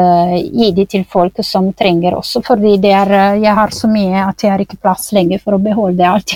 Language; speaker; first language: Norwegian; non-native, fluent; Italian